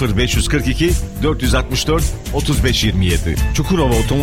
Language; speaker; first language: Turkish; native; Turkish